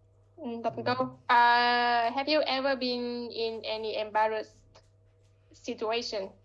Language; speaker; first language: English; non-native, fluent; Vietnamese